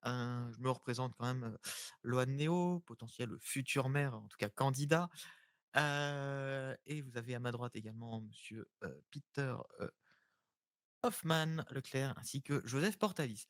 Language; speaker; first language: French; native; French